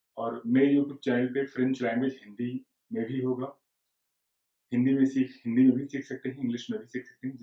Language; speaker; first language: Hindi; native; Hindi